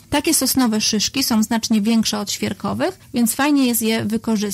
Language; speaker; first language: Polish; native; Polish